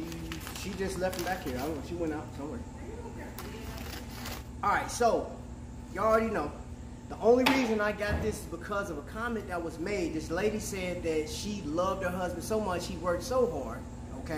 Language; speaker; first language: English; native; English